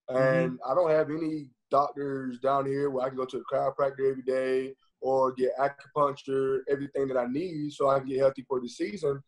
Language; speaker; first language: English; native; English